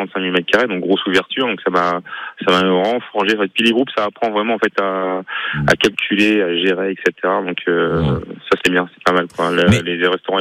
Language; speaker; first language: French; native; French